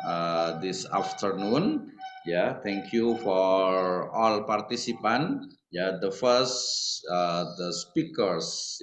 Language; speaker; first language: English; non-native, learner; Indonesian